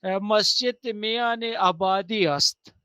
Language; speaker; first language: Persian; non-native, learner; Urdu